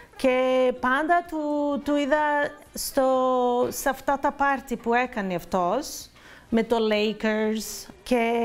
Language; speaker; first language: Greek; non-native, fluent; Portuguese